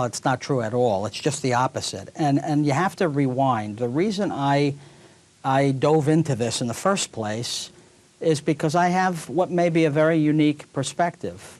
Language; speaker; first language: English; native; English